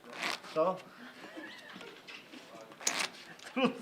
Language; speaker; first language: Polish; native; Polish